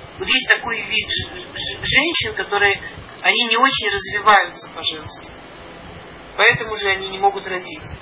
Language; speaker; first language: Russian; early bilingual, heritage; Russian